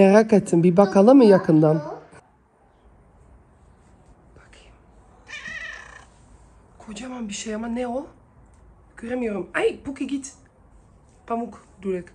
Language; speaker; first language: Turkish; early bilingual, heritage; Turkish